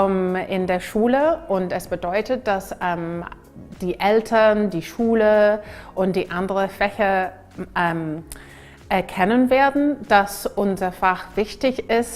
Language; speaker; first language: German; non-native, fluent; English